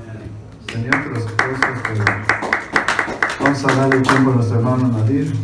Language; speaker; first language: Spanish; native; Spanish